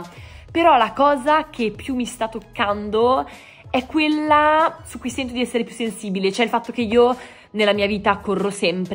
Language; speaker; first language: Italian; native; Italian